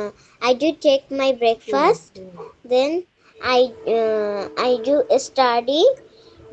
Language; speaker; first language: English; non-native, learner; Bangla